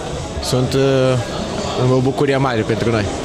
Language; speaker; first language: Romanian; non-native, learner; Portuguese